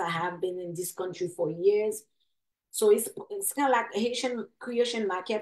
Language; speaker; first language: English; non-native, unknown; Haitian Creole